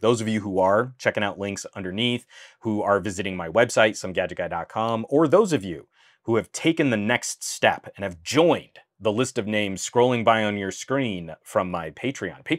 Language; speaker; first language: English; native; English